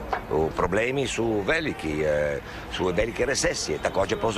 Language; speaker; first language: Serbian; non-native, learner; Italian